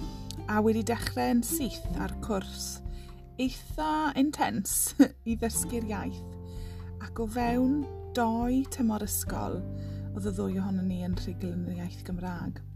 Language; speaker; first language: Welsh; non-native, local second language; English